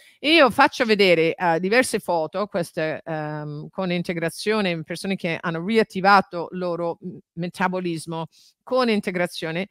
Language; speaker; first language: Italian; non-native, fluent; English